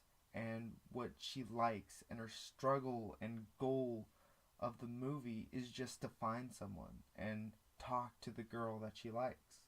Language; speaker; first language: English; native; English